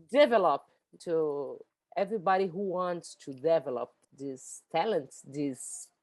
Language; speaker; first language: English; non-native, learner; German